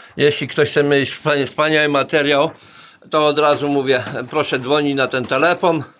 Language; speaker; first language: Polish; native; Polish